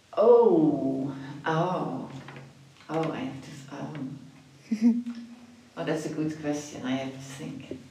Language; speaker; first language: English; non-native, fluent; Dutch